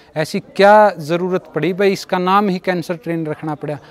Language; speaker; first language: Hindi; native; Hindi